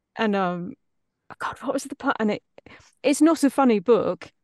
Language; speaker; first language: English; native; English